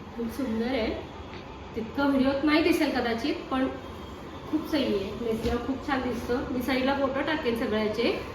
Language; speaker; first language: Marathi; non-native, local second language; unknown